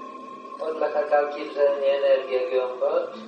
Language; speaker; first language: Hungarian; non-native, learner; Russian